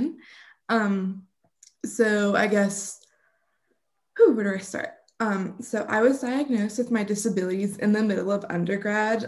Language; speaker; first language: English; native; English